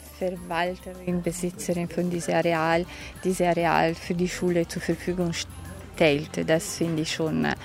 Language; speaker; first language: German; non-native, fluent; Italian